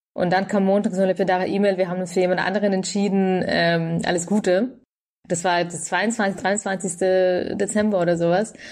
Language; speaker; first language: German; early bilingual, other home language; Russian